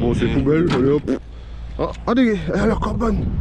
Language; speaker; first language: French; native; French